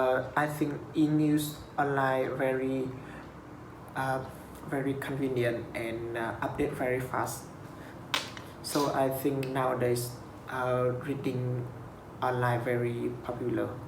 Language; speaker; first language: English; non-native, learner; Vietnamese